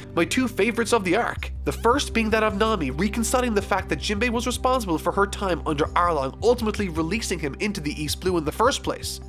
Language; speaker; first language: English; native; English